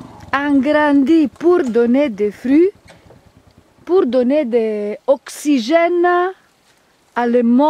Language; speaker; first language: French; non-native, learner; Italian